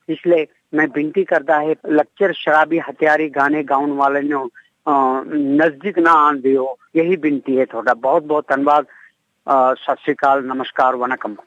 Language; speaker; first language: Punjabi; non-native, fluent; Kannada